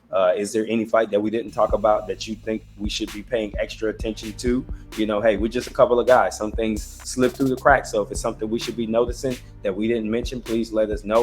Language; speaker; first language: English; native; English